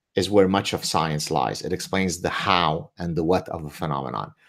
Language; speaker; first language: English; early bilingual, other home language; Arabic